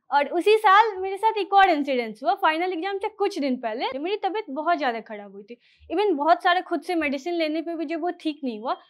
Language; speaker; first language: Hindi; native; Hindi